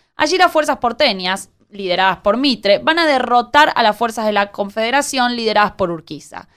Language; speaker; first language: Spanish; native; Spanish